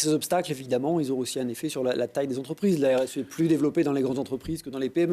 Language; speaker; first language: French; native; French